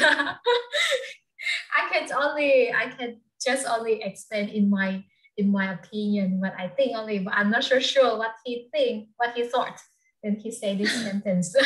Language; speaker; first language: English; non-native, fluent; Vietnamese